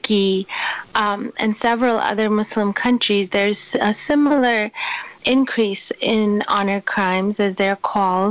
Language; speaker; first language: English; non-native, local second language; Urdu